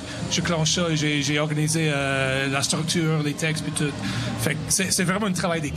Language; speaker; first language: French; native; French